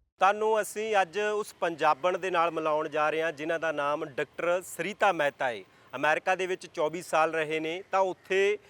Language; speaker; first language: Punjabi; native; Punjabi